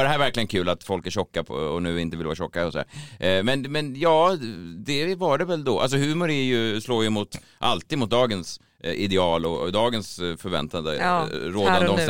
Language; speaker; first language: Swedish; native; Swedish